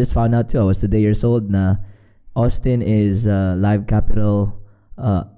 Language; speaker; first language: Filipino; non-native, local second language; Cebuano